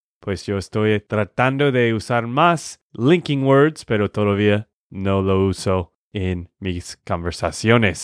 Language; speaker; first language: Spanish; non-native, learner; English